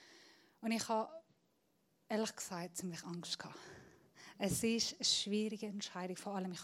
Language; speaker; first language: German; non-native, fluent; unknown